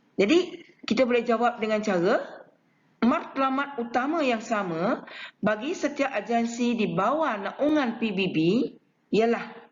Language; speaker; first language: Malay; non-native, local second language; Chinese